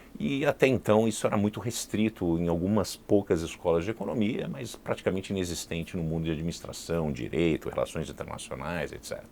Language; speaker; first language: Portuguese; early bilingual, heritage; Portuguese